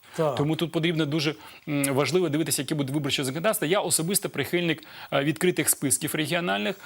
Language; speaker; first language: Ukrainian; native; Ukrainian